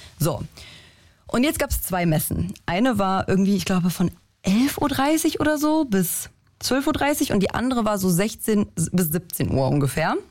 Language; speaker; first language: German; early bilingual, other home language; Polish